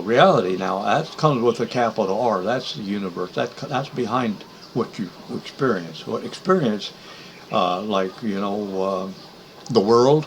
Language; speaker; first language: English; native; English